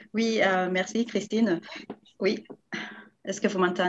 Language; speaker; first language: French; non-native, local second language; Rundi